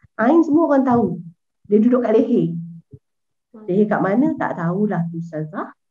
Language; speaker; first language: Malay; native; Malay